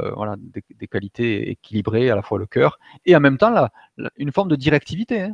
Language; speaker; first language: French; native; French